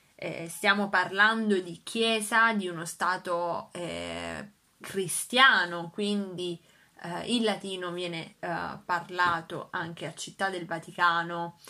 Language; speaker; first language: Italian; native; Italian